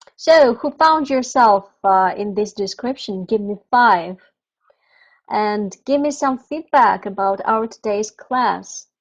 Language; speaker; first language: English; non-native, fluent; Russian